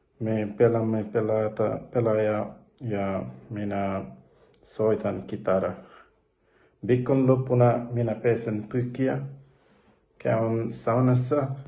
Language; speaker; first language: Finnish; non-native, learner; Bangla